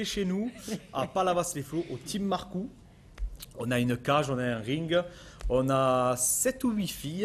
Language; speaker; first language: French; native; French